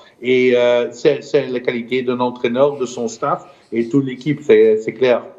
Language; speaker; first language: French; non-native, fluent; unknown